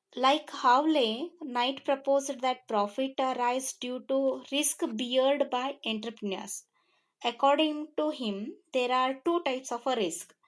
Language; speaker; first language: English; non-native, local second language; Kannada